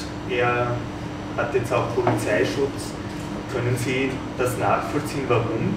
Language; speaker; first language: German; native; German